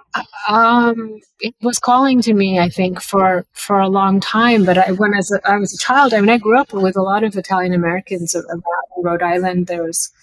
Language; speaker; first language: English; early bilingual, other home language; Bangla